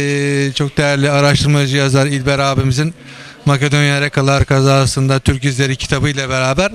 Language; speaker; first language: Turkish; native; Turkish